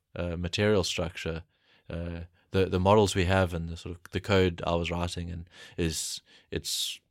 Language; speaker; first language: English; native; English